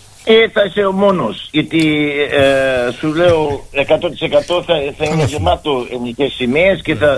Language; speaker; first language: Greek; early bilingual, heritage; Greek